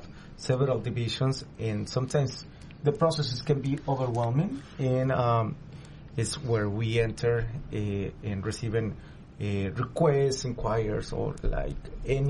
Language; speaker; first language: English; non-native, fluent; Spanish